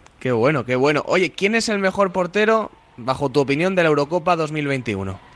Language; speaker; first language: Spanish; native; Spanish